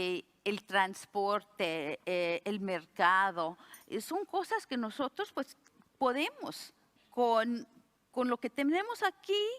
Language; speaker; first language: Spanish; early bilingual, heritage; Spanish